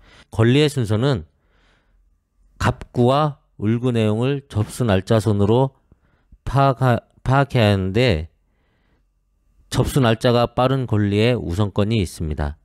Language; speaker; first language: Korean; native; Korean